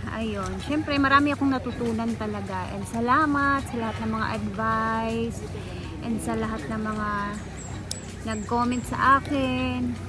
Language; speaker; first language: Filipino; non-native, local second language; Cebuano